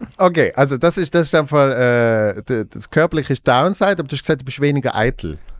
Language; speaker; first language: German; native; German